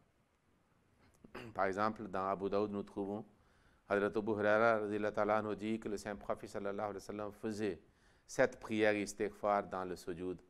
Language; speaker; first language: French; non-native, local second language; Wolof